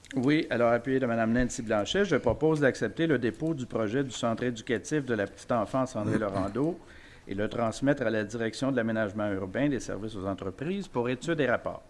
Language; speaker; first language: French; native; French